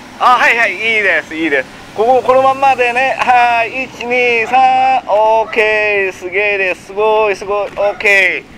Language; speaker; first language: Japanese; non-native, learner; Korean